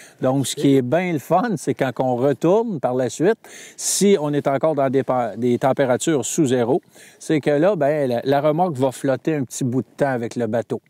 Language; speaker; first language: French; native; French